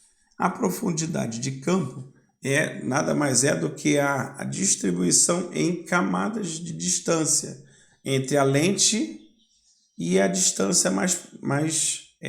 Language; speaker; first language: Portuguese; native; Portuguese